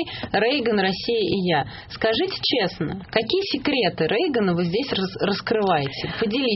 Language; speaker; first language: Russian; native; Russian